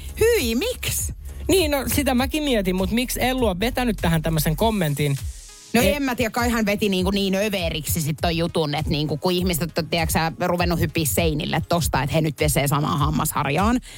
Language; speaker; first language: Finnish; native; Finnish